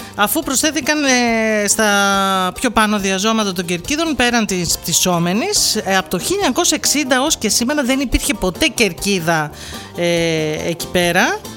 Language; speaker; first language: Greek; native; Greek